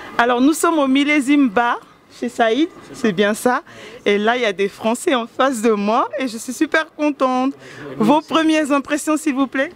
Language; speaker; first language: French; native; French